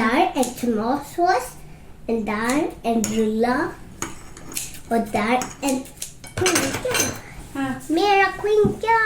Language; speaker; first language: Swedish; early bilingual, other home language; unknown